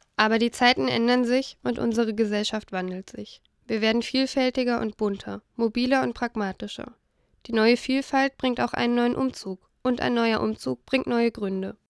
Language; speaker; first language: German; native; German